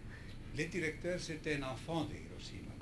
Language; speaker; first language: French; non-native, fluent; Greek